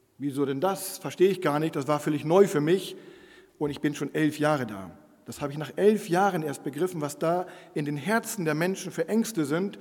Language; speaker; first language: German; non-native, local second language; Low German